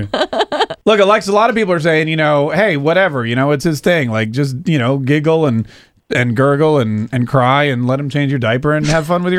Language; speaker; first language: English; native; English